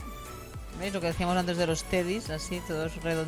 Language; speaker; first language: Spanish; native; Spanish